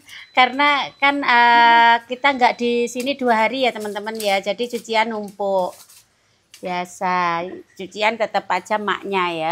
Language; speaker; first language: Indonesian; non-native, local second language; Javanese